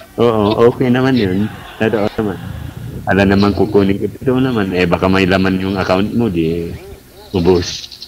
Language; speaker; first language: Filipino; non-native, local second language; Iloko